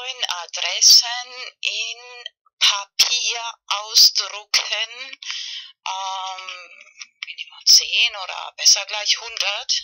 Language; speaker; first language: German; non-native, fluent; Spanish